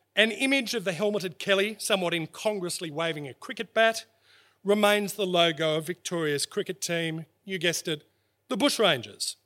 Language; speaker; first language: English; native; English